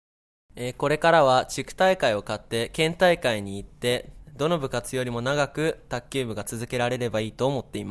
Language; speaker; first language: Japanese; native; Japanese